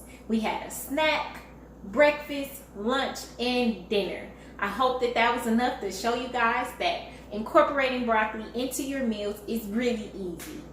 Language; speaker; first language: English; native; English